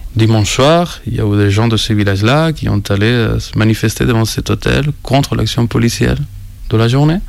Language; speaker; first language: French; non-native, fluent; Spanish